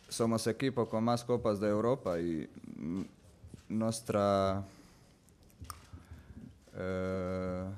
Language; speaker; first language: Spanish; non-native, learner; Croatian